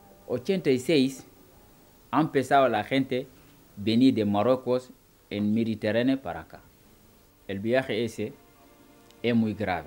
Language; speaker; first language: Spanish; non-native, local second language; Wolof